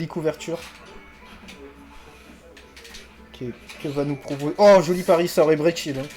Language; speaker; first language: French; native; French